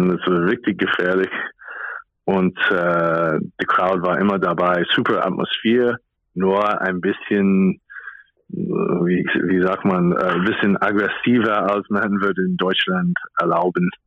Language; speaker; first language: German; non-native, fluent; English